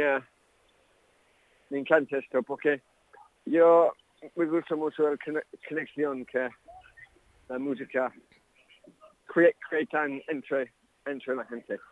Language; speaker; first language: Spanish; non-native, learner; English